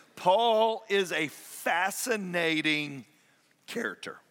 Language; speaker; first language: English; native; English